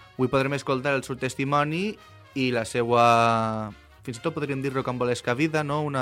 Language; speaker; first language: Catalan; native; Catalan